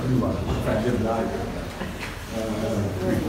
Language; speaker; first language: French; non-native, local second language; Dutch